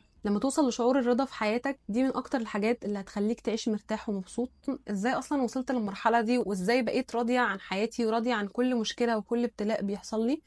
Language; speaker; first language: Arabic; native; Arabic